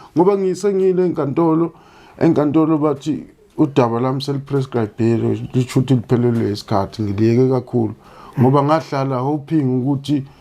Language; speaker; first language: Zulu; native; Zulu